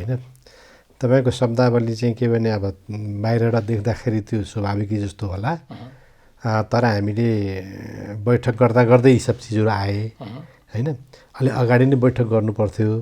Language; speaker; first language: Nepali; native; Nepali